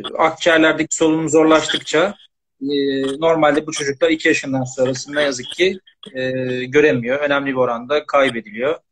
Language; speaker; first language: Turkish; native; Turkish